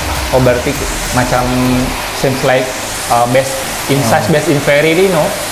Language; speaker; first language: English; non-native, learner; Indonesian